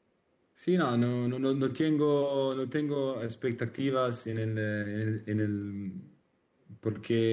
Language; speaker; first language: Spanish; non-native, learner; Italian